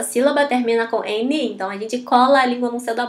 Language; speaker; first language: Portuguese; non-native, fluent; Chinese